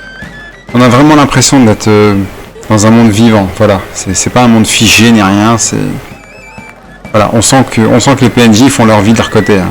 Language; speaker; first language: French; native; French